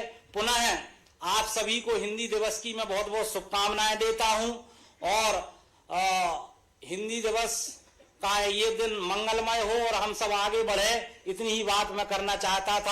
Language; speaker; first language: Hindi; native; Hindi